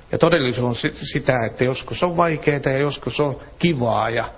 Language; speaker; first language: Finnish; native; Finnish